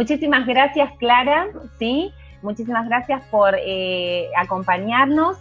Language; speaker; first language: Spanish; native; Spanish